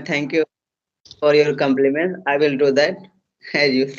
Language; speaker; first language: English; non-native, learner; Hindi